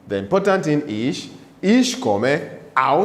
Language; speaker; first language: German; non-native, fluent; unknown